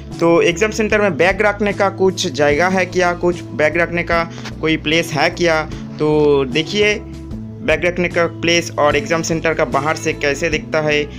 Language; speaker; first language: Hindi; non-native, local second language; Odia